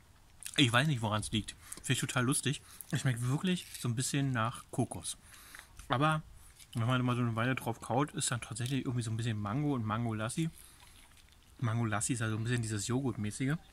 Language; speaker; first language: German; native; German